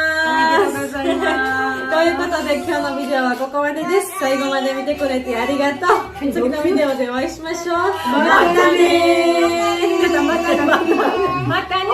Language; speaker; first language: Japanese; non-native, fluent; Georgian